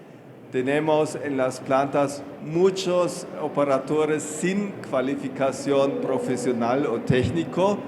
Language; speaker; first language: Spanish; non-native, fluent; German